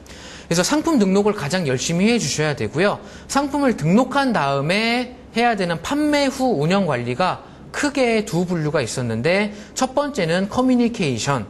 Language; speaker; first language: Korean; native; Korean